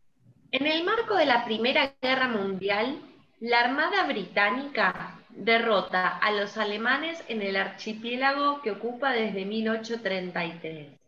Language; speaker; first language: Spanish; native; Spanish